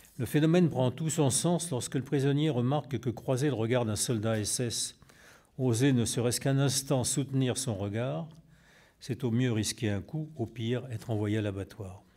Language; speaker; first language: French; native; French